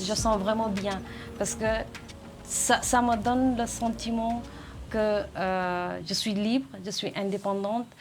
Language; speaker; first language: French; non-native, fluent; Nepali